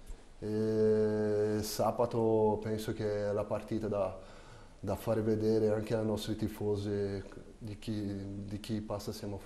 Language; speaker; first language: Italian; non-native, fluent; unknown